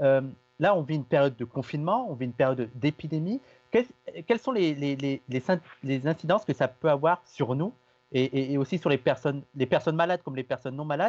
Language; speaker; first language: French; native; French